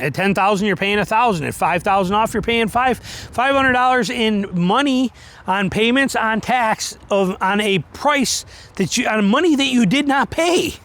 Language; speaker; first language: English; native; English